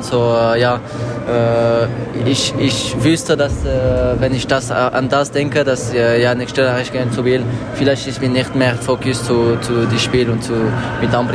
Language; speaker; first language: German; non-native, learner; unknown